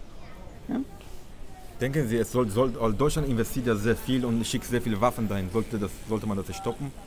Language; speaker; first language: German; non-native, fluent; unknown